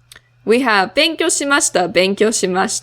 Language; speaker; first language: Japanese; non-native, fluent; English